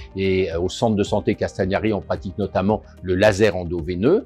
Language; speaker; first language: French; native; French